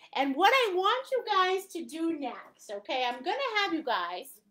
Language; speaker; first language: English; native; English